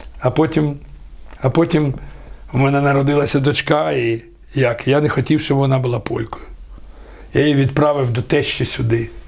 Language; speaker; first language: Ukrainian; native; Ukrainian